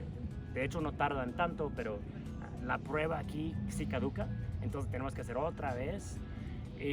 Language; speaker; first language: Spanish; non-native, fluent; English